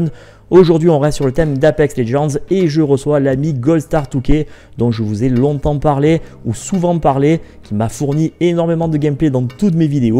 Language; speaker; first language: French; native; French